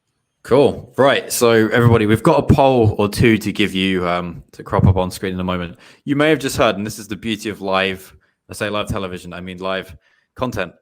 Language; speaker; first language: English; native; English